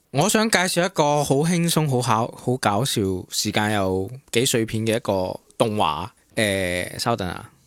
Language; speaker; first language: Cantonese; non-native, local second language; Min Nan Chinese